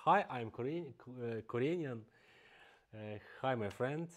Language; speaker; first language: English; non-native, fluent; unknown